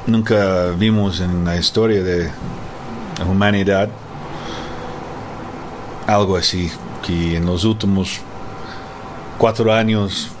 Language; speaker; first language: Spanish; non-native, fluent; English